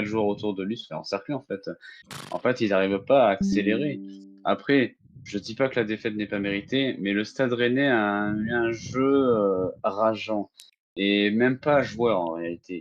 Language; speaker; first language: French; native; French